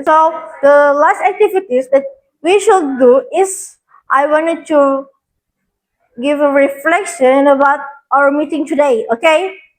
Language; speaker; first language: English; non-native, learner; Indonesian